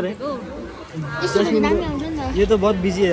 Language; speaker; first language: Hindi; non-native, local second language; Nepali